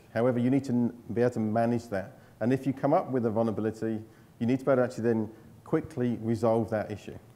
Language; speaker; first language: English; native; English